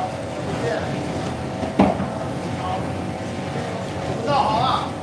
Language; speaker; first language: Chinese; non-native, fluent; English